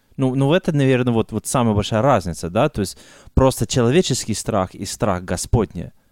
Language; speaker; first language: Russian; non-native, fluent; English